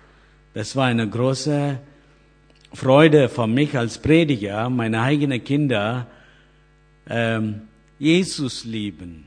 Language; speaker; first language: German; non-native, learner; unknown